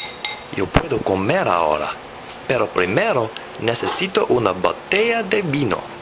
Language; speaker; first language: Spanish; non-native, learner; English